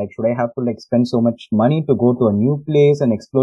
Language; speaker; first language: English; non-native, local second language; Tamil